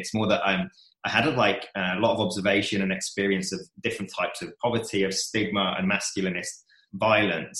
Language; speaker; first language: English; native; English